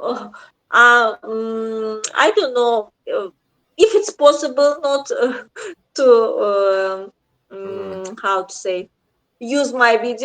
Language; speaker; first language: English; non-native, learner; Azerbaijani